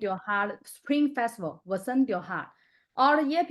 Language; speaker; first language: Hindi; non-native, fluent; Chinese